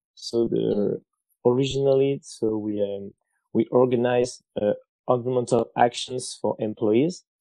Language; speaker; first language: English; non-native, fluent; French